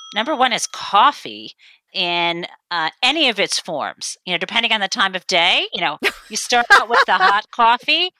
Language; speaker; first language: English; native; English